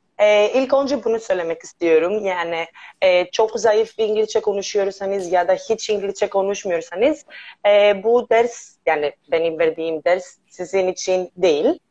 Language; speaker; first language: Turkish; non-native, learner; Greek